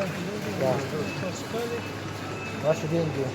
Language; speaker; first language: Russian; non-native, learner; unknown